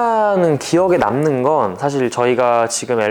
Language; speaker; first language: Korean; native; Korean